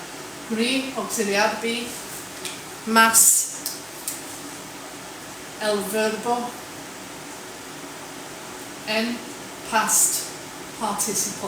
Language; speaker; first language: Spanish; non-native, fluent; English